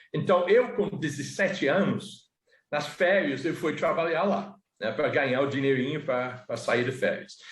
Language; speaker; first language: Portuguese; non-native, fluent; English